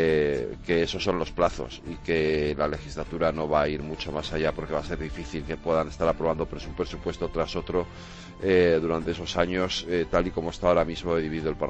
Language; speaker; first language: Spanish; native; Spanish